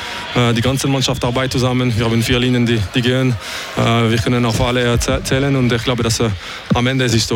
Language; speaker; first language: German; non-native, local second language; French